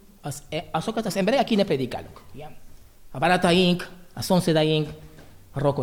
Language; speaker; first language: Hungarian; non-native, learner; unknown